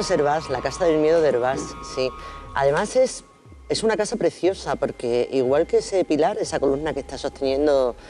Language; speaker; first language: Spanish; native; Spanish